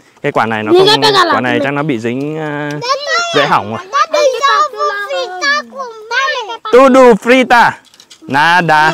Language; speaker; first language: Vietnamese; native; Vietnamese